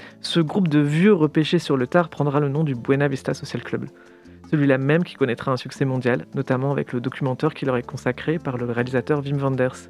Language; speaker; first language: French; native; French